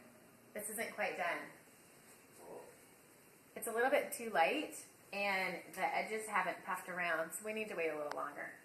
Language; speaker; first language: English; native; English